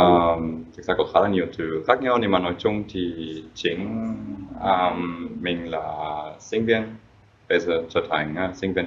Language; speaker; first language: Vietnamese; non-native, fluent; German